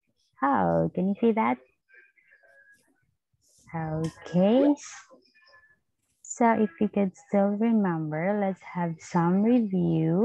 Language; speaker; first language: English; non-native, fluent; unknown